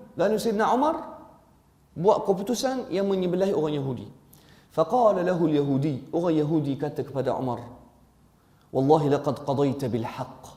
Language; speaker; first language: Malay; non-native, fluent; Arabic